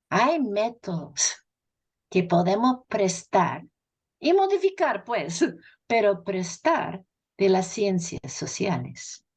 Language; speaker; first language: Spanish; non-native, fluent; English